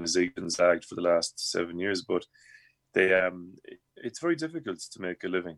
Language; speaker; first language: English; native; English